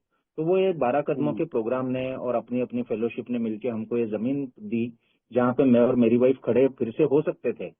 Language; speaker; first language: Hindi; native; Hindi